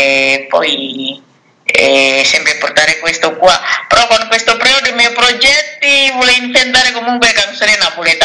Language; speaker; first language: Italian; non-native, learner; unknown